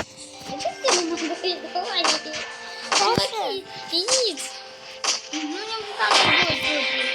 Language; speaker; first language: Romanian; early bilingual, heritage; Romanian